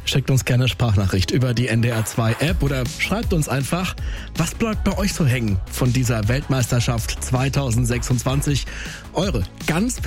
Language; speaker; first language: German; native; German